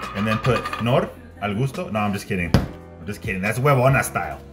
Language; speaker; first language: English; early bilingual, other home language; Spanish